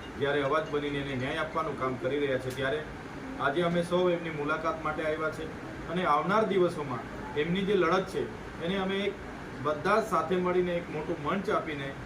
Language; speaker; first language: Gujarati; non-native, local second language; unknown